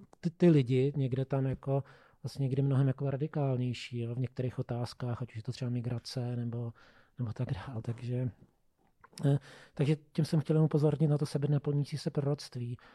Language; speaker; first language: Czech; native; Czech